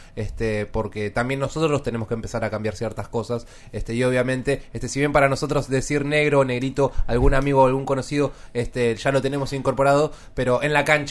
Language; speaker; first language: Spanish; native; Spanish